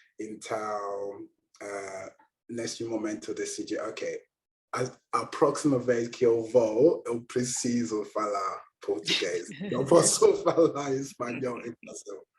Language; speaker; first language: Portuguese; non-native, learner; English